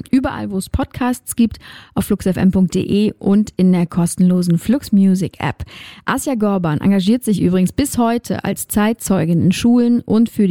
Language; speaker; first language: German; native; German